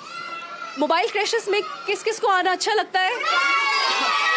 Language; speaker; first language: Hindi; native; Hindi